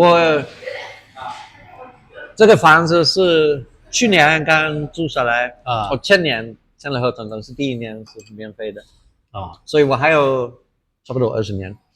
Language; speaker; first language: Chinese; non-native, fluent; English